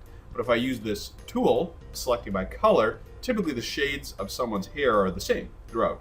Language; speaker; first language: English; native; English